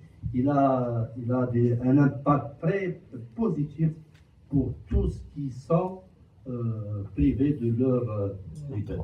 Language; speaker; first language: French; non-native, local second language; Arabic